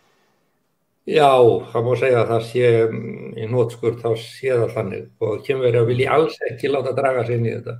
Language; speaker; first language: Icelandic; native; Icelandic